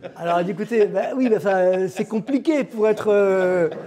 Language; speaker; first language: French; native; French